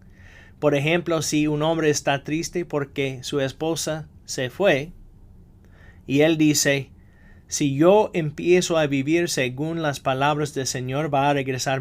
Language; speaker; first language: Spanish; non-native, fluent; English